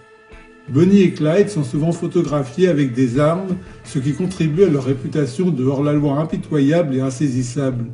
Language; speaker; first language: French; native; French